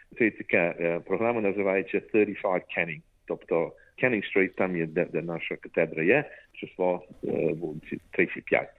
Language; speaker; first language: Ukrainian; early bilingual, heritage; Ukrainian